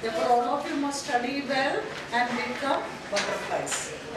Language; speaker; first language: English; non-native, local second language; Hindi